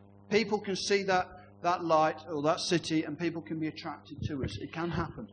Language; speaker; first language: English; native; English